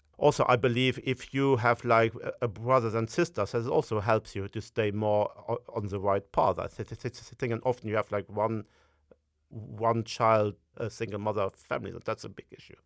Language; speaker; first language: English; non-native, fluent; Luxembourgish